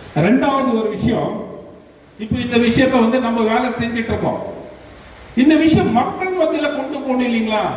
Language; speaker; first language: Tamil; non-native, local second language; Kannada